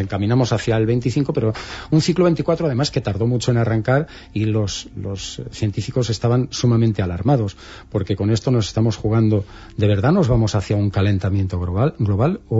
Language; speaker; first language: Spanish; native; Spanish